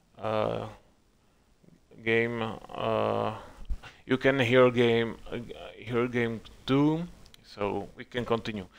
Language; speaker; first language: English; non-native, learner; Czech